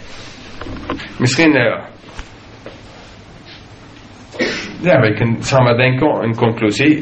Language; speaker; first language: Dutch; non-native, fluent; English